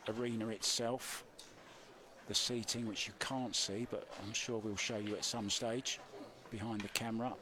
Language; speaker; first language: English; native; English